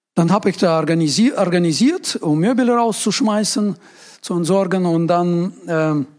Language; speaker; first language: German; non-native, fluent; Russian